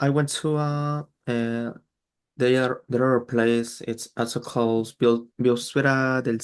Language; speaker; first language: English; non-native, learner; Spanish